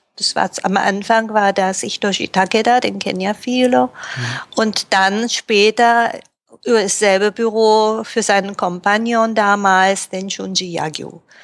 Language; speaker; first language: German; native; German